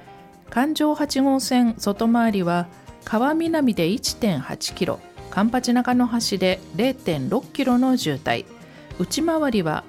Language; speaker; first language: Japanese; native; Japanese